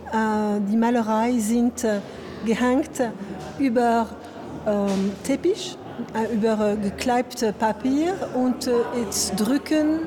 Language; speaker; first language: German; non-native, learner; French